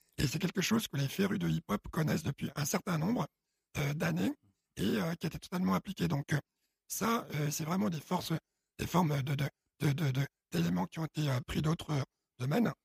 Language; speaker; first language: French; early bilingual, other home language; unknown